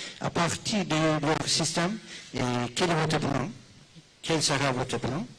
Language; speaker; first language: French; non-native, fluent; Turkish